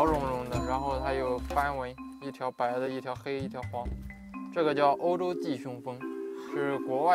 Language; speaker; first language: Chinese; native; Chinese